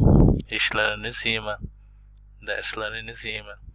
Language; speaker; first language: Turkish; non-native, learner; Bangla